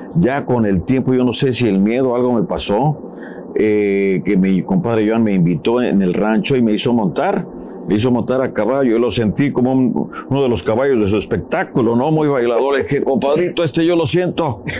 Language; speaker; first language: Spanish; native; Spanish